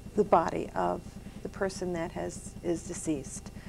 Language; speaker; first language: English; native; English